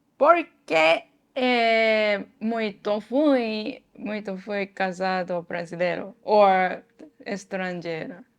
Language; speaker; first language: Portuguese; non-native, learner; Japanese